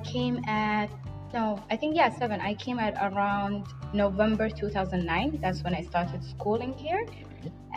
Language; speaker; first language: English; non-native, fluent; Somali